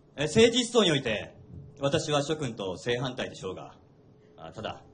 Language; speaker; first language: Japanese; native; Japanese